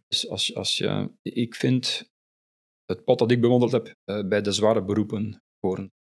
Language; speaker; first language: Dutch; native; Dutch